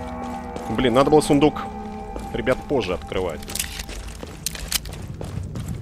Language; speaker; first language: Russian; native; Russian